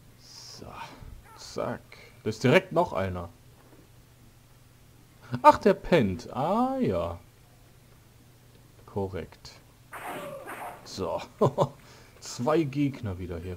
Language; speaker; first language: German; native; German